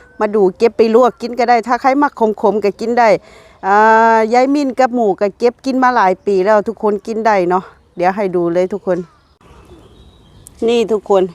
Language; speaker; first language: Thai; non-native, local second language; Lao